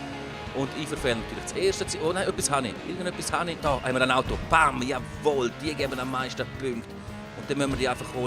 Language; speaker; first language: German; native; German